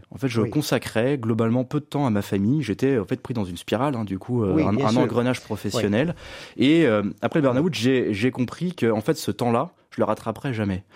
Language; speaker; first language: French; native; French